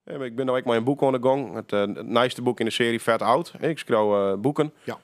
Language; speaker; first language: Dutch; non-native, local second language; Western Frisian